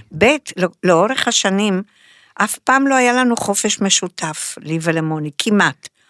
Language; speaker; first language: Hebrew; non-native, fluent; Spanish